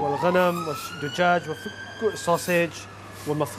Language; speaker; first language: Arabic; non-native, learner; Urdu